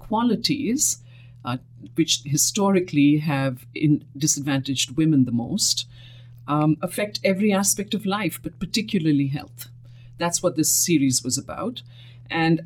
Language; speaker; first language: English; non-native, local second language; Hindi